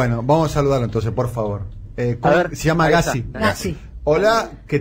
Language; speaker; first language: Spanish; native; Spanish